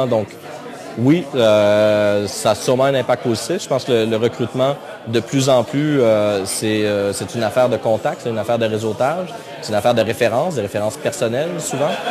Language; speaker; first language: French; native; French